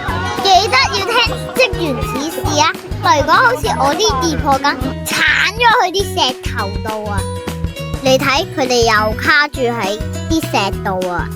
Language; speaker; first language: Chinese; native; Chinese